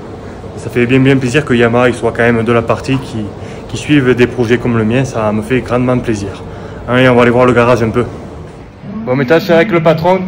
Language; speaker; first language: French; native; French